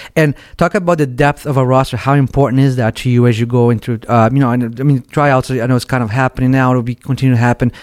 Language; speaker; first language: English; non-native, fluent; Portuguese